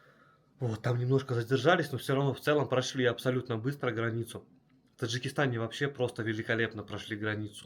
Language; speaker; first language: Russian; native; Russian